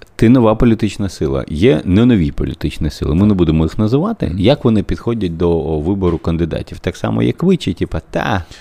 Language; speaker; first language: Ukrainian; native; Ukrainian